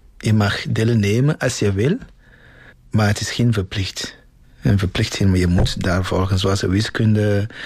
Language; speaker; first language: Dutch; non-native, fluent; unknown